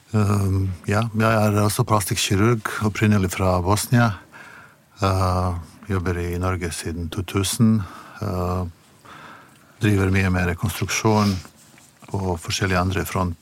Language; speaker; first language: Norwegian; non-native, fluent; Bosnian